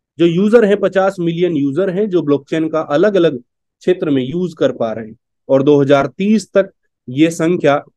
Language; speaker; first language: Hindi; native; Hindi